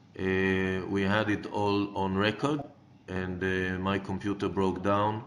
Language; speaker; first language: English; non-native, fluent; Hebrew